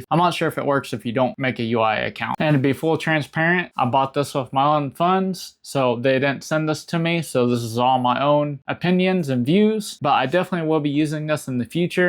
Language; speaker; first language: English; native; English